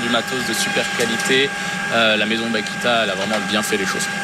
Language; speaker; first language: French; native; French